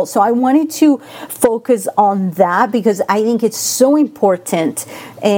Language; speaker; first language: English; non-native, fluent; Spanish